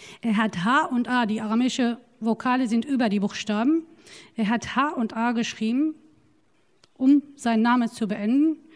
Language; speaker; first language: German; non-native, fluent; Turoyo